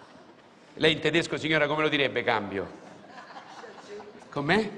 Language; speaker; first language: Italian; native; Italian